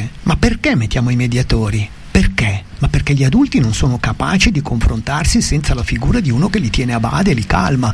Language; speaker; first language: Italian; native; Italian